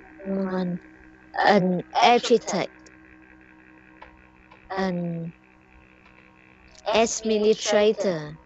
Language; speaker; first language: English; non-native, learner; Vietnamese